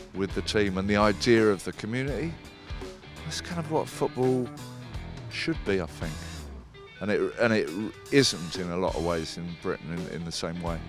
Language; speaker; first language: English; native; English